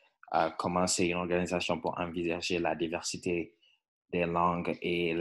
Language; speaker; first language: French; non-native, fluent; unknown